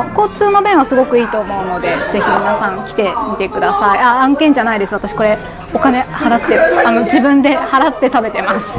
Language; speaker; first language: Japanese; native; Japanese